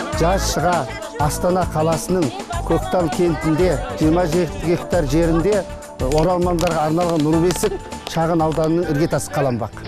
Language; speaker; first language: Kazakh; early bilingual, heritage; Kazakh